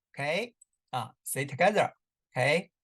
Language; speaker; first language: English; non-native, learner; Chinese